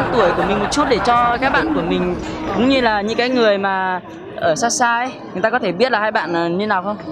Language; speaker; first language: Vietnamese; non-native, local second language; Hmong